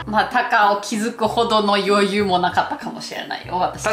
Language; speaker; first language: Japanese; non-native, fluent; German